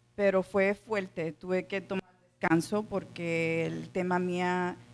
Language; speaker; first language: Spanish; early bilingual, heritage; Spanish